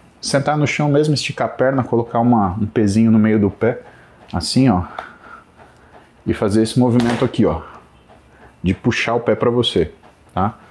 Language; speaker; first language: Portuguese; native; Portuguese